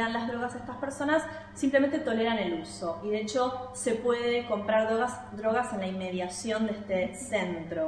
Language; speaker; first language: Spanish; native; Spanish